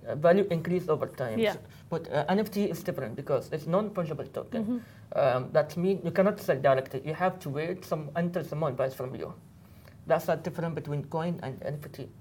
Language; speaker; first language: English; non-native, fluent; Arabic